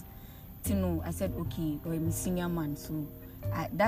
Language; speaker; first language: English; non-native, local second language; Akan